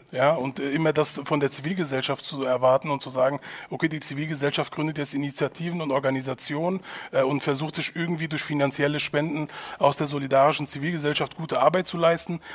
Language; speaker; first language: German; native; German